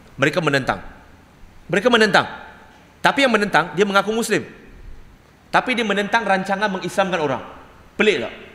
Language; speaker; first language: Malay; non-native, local second language; Cantonese